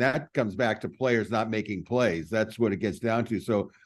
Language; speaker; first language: English; native; English